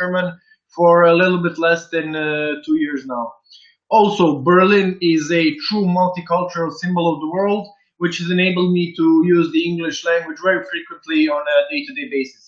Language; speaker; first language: English; non-native, fluent; Serbian